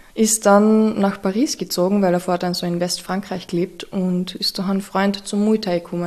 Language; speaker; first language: German; native; German